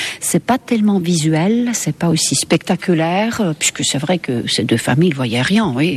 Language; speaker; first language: French; non-native, fluent; Estonian